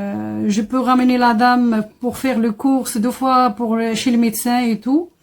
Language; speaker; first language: French; non-native, learner; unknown